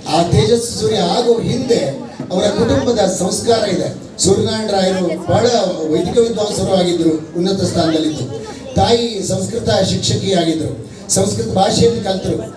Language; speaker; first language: Kannada; native; Kannada